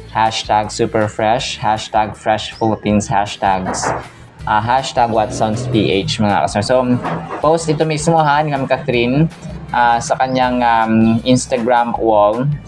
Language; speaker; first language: Filipino; native; Filipino